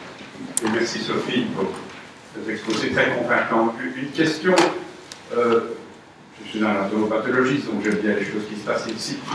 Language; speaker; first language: French; native; French